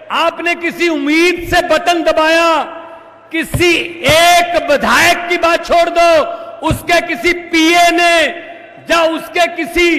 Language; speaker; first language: Hindi; native; Hindi